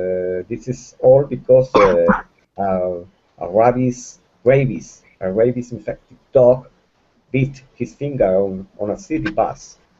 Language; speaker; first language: English; non-native, fluent; Spanish